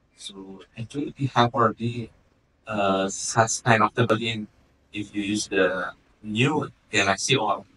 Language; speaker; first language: English; non-native, fluent; Indonesian